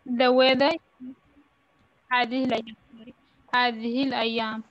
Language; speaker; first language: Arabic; non-native, learner; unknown